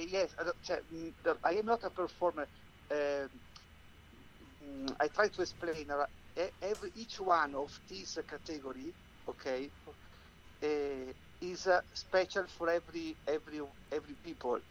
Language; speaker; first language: English; non-native, learner; Italian